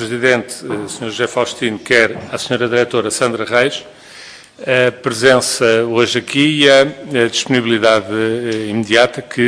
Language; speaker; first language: Portuguese; native; Portuguese